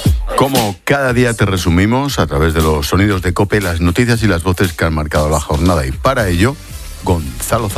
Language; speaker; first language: Spanish; native; Spanish